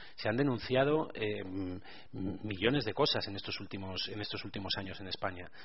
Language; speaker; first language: Spanish; native; Spanish